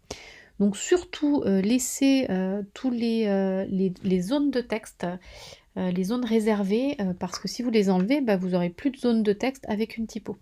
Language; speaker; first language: French; native; French